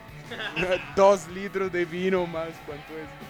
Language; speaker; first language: Spanish; non-native, learner; Italian